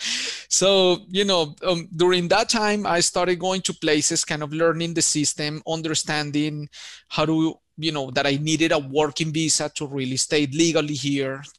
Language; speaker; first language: English; non-native, fluent; Spanish